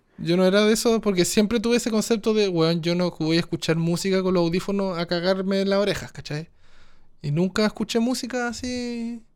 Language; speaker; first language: Spanish; native; Spanish